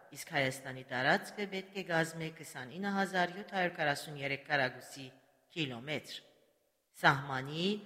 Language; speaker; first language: Armenian; early bilingual, heritage; Armenian